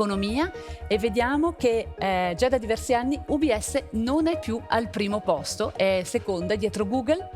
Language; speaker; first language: Italian; native; Italian